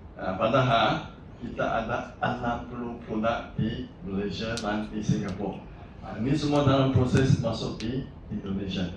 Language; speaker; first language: Malay; non-native, local second language; Chinese